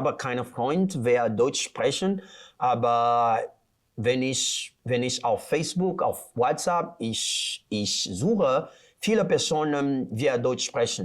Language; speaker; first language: German; non-native, learner; Portuguese